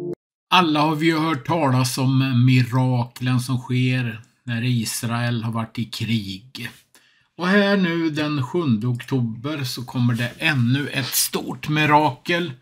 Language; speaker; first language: Swedish; native; Swedish